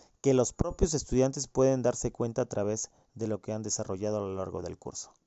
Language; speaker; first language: Spanish; native; Spanish